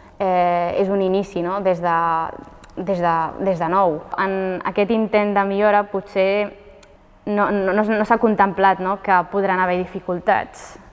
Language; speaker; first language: Catalan; early bilingual, other home language; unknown